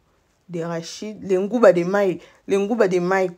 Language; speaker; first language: French; non-native, local second language; Lingala